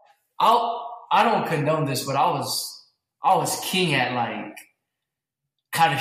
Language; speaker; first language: English; native; English